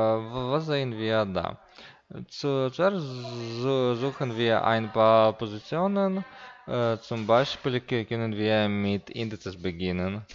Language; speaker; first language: German; non-native, learner; Russian